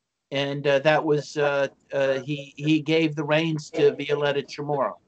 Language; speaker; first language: English; native; English